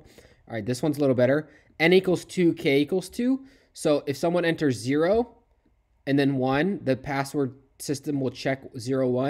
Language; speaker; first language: English; native; English